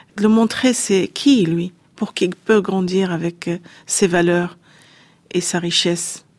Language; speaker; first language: French; non-native, fluent; Arabic